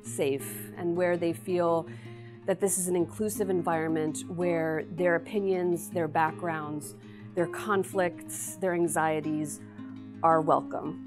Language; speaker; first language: English; native; English